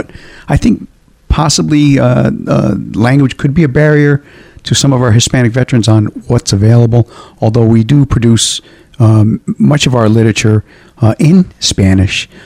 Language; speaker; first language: English; native; English